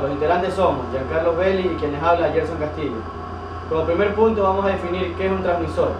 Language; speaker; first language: Spanish; native; Spanish